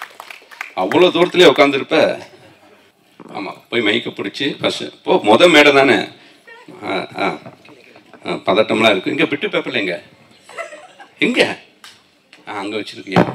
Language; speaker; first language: Tamil; native; Tamil